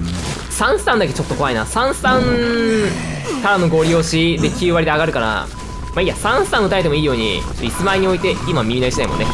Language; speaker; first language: Japanese; native; Japanese